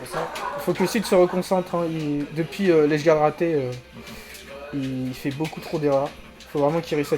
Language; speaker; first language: French; native; French